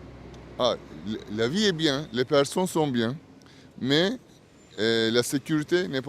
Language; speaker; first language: French; non-native, learner; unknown